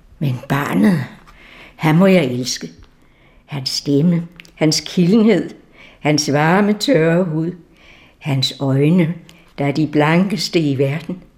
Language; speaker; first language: Danish; native; Danish